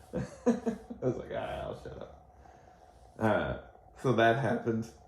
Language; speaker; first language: English; native; English